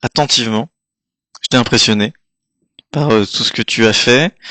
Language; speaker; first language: French; native; French